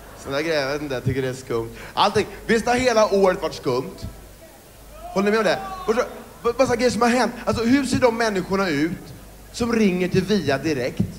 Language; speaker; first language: Swedish; native; Swedish